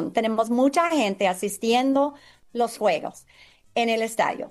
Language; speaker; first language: Spanish; non-native, fluent; English